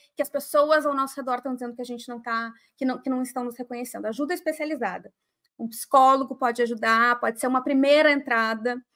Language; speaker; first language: Portuguese; native; Portuguese